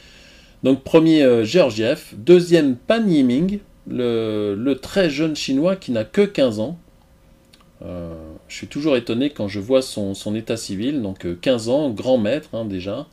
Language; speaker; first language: French; native; French